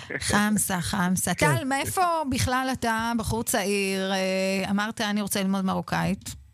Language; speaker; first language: Hebrew; native; Hebrew